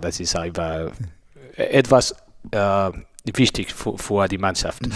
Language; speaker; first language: German; non-native, learner; Spanish